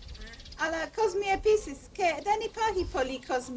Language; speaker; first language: Greek; non-native, learner; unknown